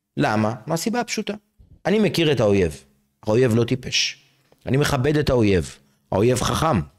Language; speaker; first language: Hebrew; native; Hebrew